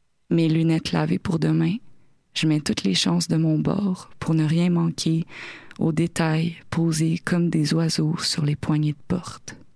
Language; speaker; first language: French; native; French